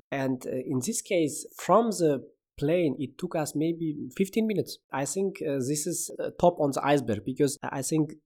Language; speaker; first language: English; non-native, fluent; Uzbek